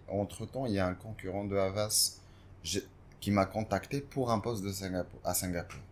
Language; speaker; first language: French; non-native, local second language; Arabic